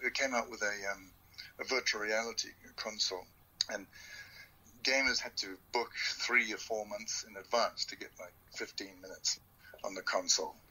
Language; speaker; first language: English; native; English